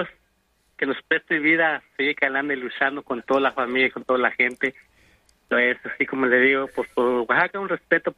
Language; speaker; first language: Spanish; non-native, local second language; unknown